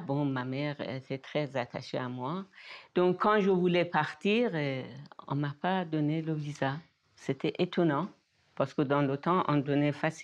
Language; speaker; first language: French; non-native, fluent; Persian